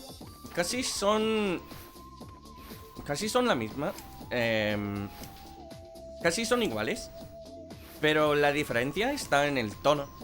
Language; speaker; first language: Spanish; non-native, fluent; English